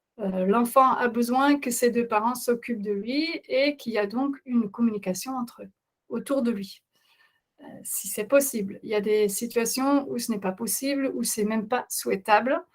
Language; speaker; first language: French; non-native, fluent; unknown